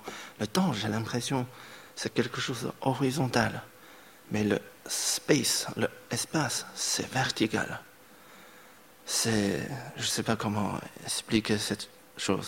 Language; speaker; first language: French; non-native, fluent; Chinese